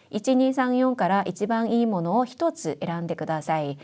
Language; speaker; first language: Japanese; non-native, fluent; Korean